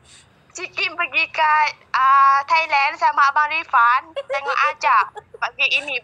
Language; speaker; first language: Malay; non-native, learner; Vietnamese